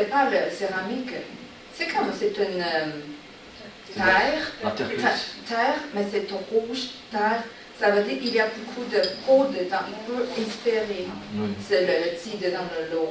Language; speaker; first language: French; non-native, learner; Chinese